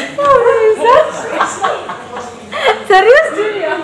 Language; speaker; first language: Indonesian; native; Indonesian